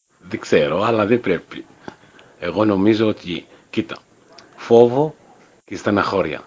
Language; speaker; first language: Greek; non-native, fluent; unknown